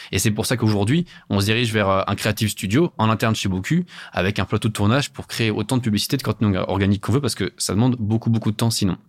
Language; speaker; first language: French; native; French